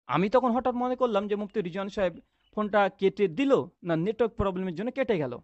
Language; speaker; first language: Bangla; native; Bangla